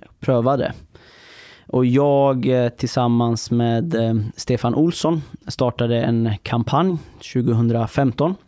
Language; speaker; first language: Swedish; early bilingual, other home language; Persian